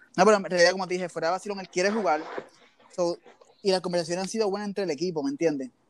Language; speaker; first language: Spanish; native; Spanish